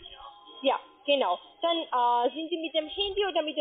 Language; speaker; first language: German; non-native, learner; Spanish